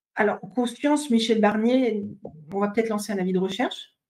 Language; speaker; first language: French; native; French